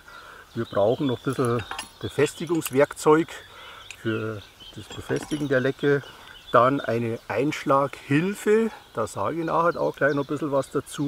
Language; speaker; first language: German; native; German